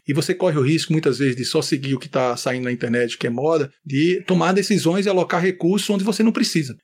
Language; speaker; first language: Portuguese; native; Portuguese